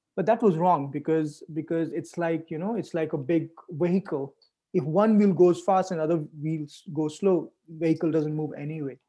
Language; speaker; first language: English; non-native, local second language; Hindi